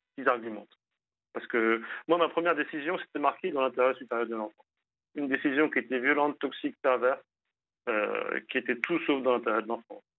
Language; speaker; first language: French; native; French